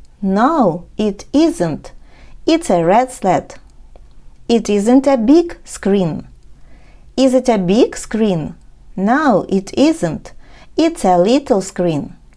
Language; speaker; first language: English; non-native, fluent; Ukrainian